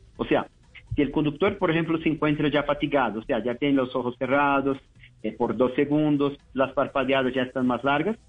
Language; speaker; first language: Spanish; non-native, fluent; Portuguese